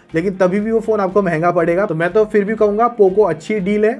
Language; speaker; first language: Hindi; native; Hindi